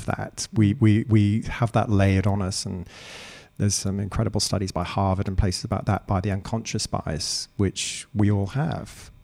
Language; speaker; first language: English; native; English